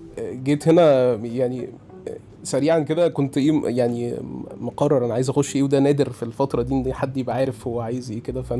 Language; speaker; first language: Egyptian Arabic; early bilingual, heritage; Arabic